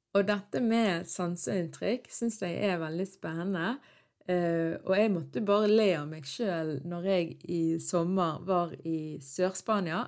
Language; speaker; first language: Norwegian; native; Norwegian